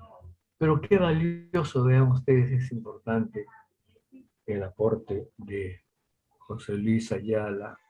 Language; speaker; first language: Spanish; native; Spanish